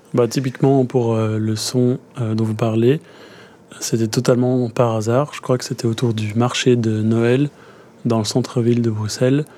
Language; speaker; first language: French; native; French